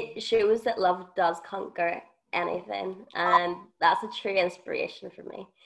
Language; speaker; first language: English; native; English